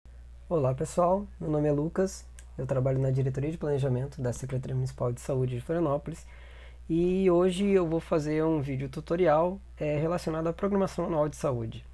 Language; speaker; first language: Portuguese; native; Portuguese